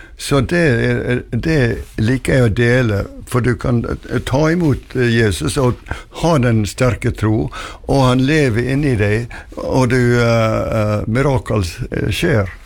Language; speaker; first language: Norwegian; early bilingual, heritage; Norwegian